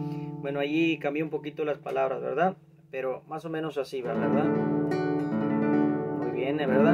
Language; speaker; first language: Spanish; native; Spanish